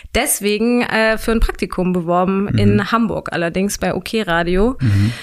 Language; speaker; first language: German; native; German